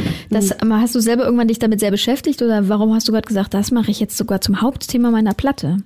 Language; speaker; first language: German; native; German